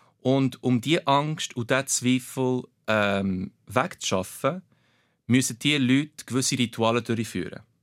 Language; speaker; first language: German; early bilingual, other home language; Portuguese